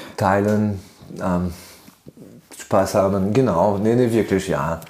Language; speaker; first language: German; non-native, fluent; French